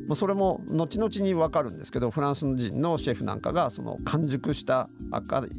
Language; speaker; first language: Japanese; native; Japanese